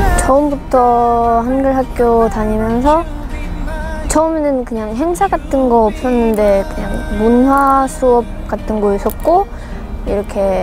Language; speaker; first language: Korean; non-native, fluent; Russian